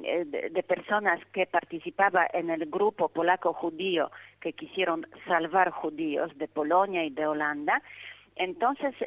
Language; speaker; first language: Spanish; non-native, fluent; Polish